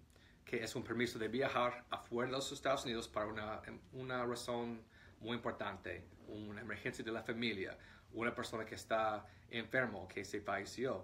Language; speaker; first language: Spanish; non-native, fluent; English